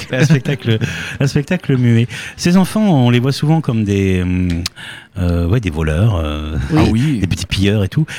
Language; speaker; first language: French; native; French